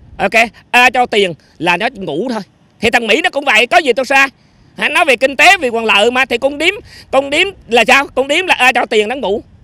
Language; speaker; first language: Vietnamese; native; Vietnamese